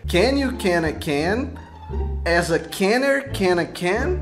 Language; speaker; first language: English; non-native, learner; Portuguese